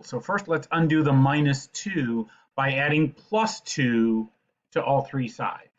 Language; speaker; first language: English; native; English